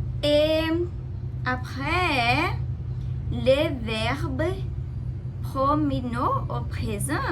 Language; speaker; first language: French; non-native, learner; Portuguese